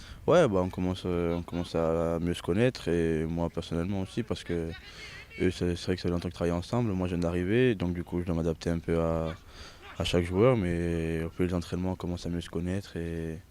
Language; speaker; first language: French; native; French